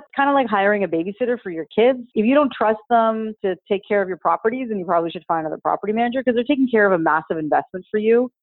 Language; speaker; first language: English; native; English